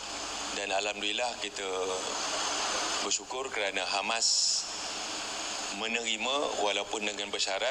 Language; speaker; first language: Malay; native; Malay